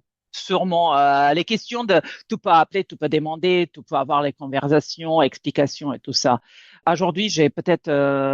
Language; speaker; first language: French; non-native, fluent; Serbian